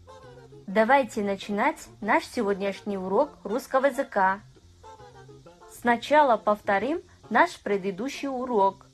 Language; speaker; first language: Russian; non-native, fluent; Kazakh